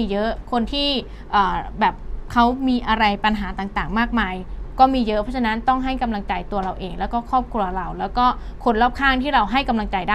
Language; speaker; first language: Thai; native; Thai